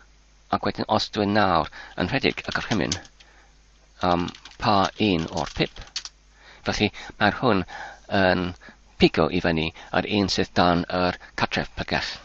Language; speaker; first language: Welsh; non-native, learner; English